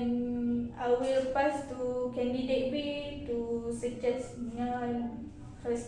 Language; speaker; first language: English; non-native, learner; Malay